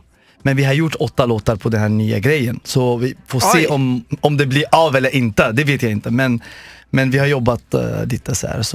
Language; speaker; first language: Swedish; non-native, fluent; Arabic